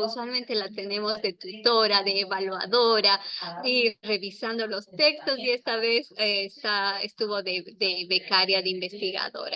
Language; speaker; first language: Spanish; native; Spanish